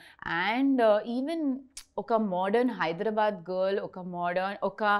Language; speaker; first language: Telugu; non-native, learner; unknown